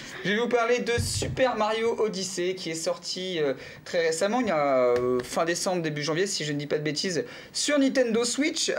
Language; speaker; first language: French; native; French